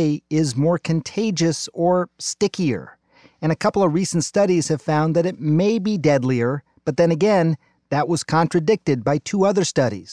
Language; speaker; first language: English; native; English